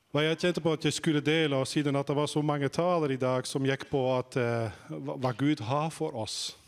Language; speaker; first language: Norwegian; non-native, fluent; Dutch